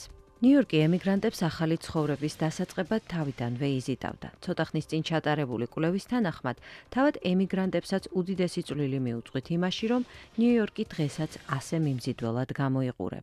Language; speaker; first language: Georgian; native; Georgian